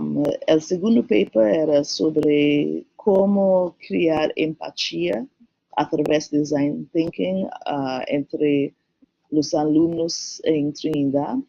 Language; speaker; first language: Spanish; non-native, learner; English